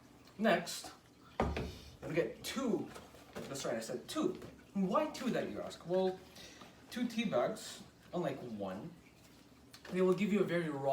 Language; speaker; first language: English; native; English